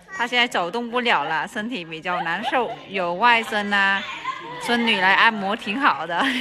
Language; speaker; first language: Chinese; non-native, fluent; Vietnamese